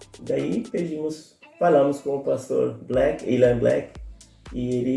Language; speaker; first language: Portuguese; non-native, fluent; Spanish